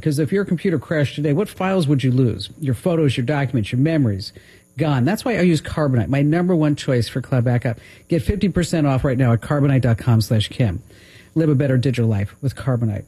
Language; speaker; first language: English; native; English